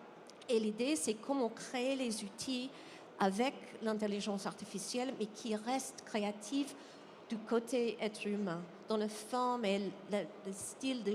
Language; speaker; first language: French; non-native, fluent; English